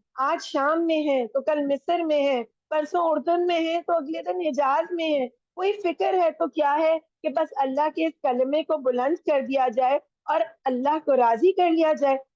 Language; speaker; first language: Urdu; non-native, local second language; Punjabi